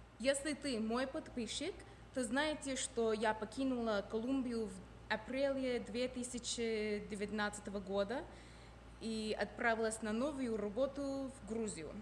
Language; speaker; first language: Russian; non-native, fluent; English